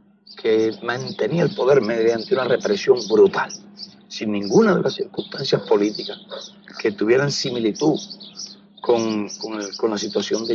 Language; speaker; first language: Spanish; native; Spanish